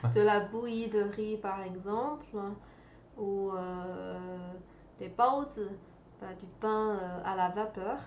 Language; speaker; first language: French; non-native, fluent; Chinese